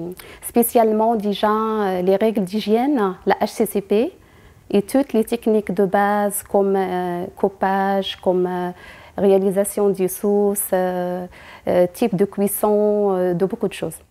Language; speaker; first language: French; non-native, fluent; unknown